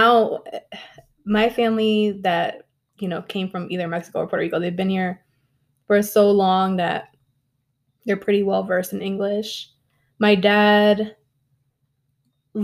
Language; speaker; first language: English; early bilingual, other home language; Spanish